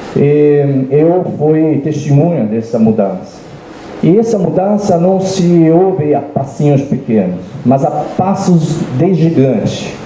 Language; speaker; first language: Portuguese; non-native, fluent; Italian